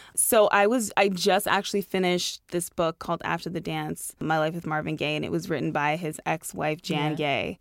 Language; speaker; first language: English; native; English